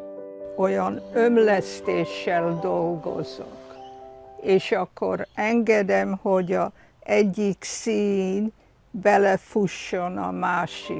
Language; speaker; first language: Hungarian; early bilingual, heritage; Hungarian